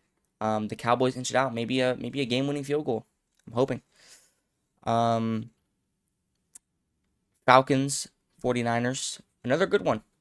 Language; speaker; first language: English; native; English